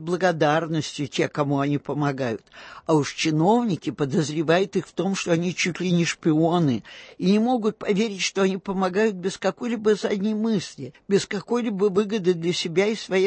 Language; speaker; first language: Russian; native; Russian